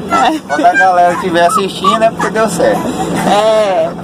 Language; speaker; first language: Portuguese; native; Portuguese